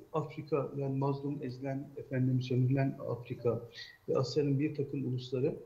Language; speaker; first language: Turkish; native; Turkish